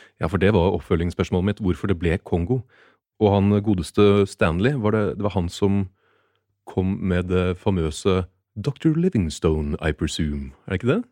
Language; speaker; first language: Norwegian; native; Norwegian